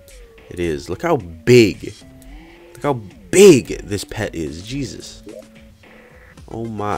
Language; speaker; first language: English; native; English